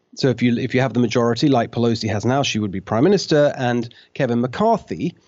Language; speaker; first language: English; native; English